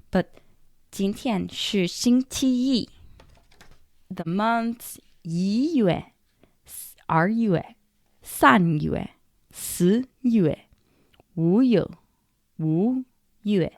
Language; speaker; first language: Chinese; non-native, learner; English